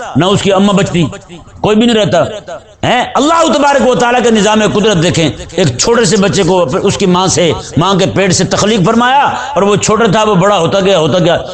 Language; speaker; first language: Urdu; non-native, local second language; Punjabi